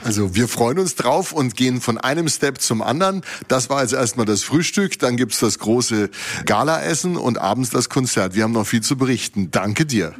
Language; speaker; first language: German; native; German